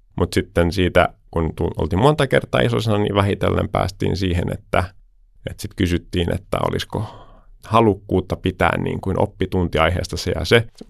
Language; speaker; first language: Finnish; early bilingual, heritage; Finnish